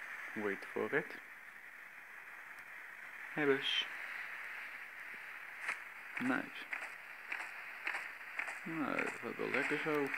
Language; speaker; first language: Dutch; native; Dutch